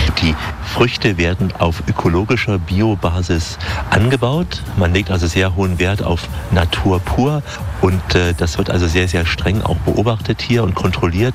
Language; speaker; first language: German; native; German